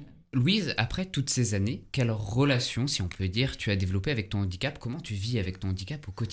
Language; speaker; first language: French; native; French